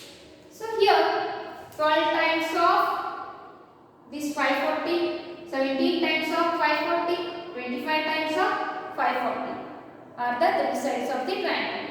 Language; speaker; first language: English; non-native, local second language; Kannada